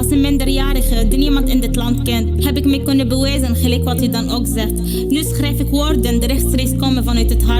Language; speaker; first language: Dutch; early bilingual, other home language; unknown